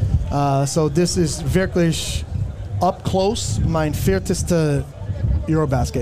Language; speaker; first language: German; non-native, learner; English